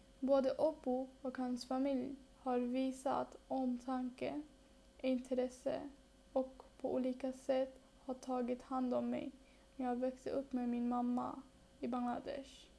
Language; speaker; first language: Swedish; early bilingual, other home language; Bangla